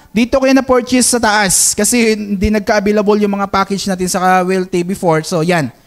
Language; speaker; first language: Filipino; non-native, local second language; Hiligaynon